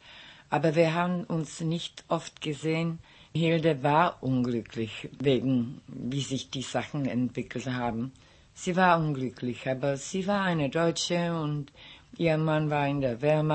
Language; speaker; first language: German; non-native, local second language; Czech